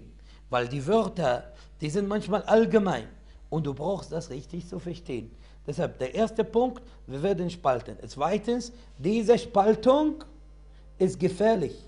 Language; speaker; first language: German; non-native, fluent; Arabic